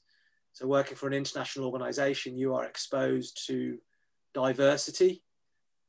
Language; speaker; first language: English; native; English